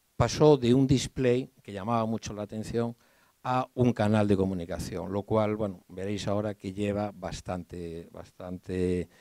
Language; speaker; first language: Spanish; native; Spanish